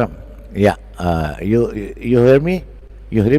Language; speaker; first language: English; non-native, learner; Indonesian